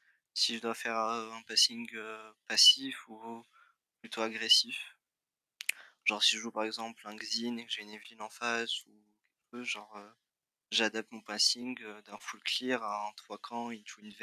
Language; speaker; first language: French; native; French